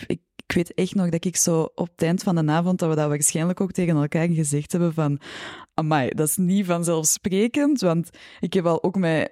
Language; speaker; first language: Dutch; native; Dutch